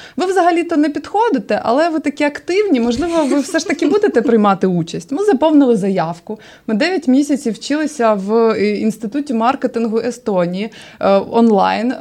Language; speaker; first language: Ukrainian; native; Ukrainian